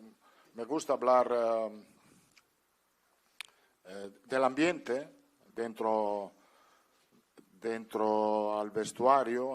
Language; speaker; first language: Spanish; non-native, fluent; Italian